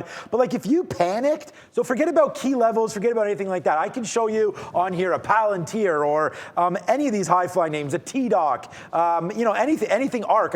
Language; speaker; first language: English; native; English